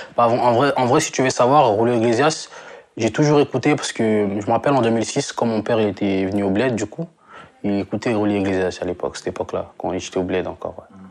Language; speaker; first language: French; non-native, local second language; Lingala